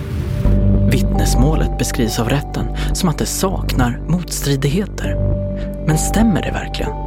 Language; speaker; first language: Swedish; native; Swedish